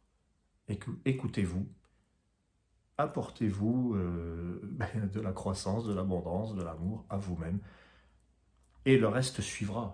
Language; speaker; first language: French; native; French